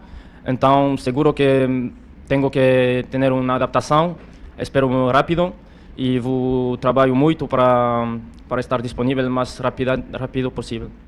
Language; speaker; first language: Portuguese; non-native, learner; Spanish